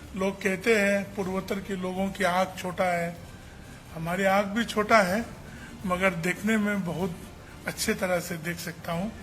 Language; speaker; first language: Hindi; non-native, local second language; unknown